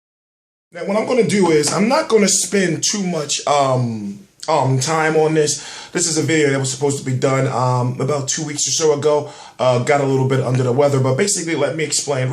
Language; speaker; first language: English; native; English